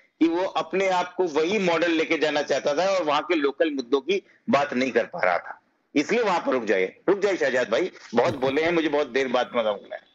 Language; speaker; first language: Hindi; native; Hindi